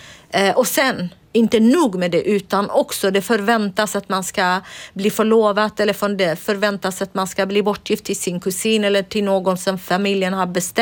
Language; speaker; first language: Swedish; non-native, fluent; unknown